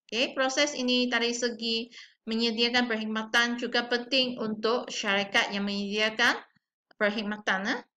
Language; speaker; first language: Malay; non-native, local second language; Chinese